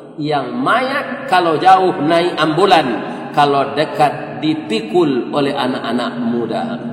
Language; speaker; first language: Malay; non-native, local second language; Minangkabau